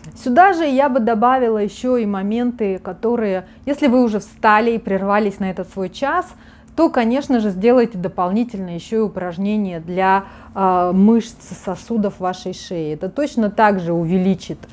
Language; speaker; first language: Russian; native; Russian